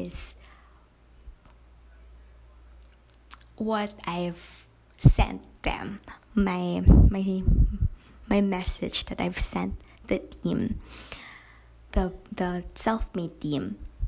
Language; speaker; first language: English; non-native, local second language; Kinaray-a